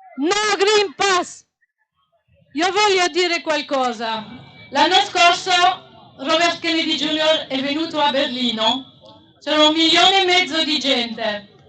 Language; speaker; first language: Italian; non-native, fluent; French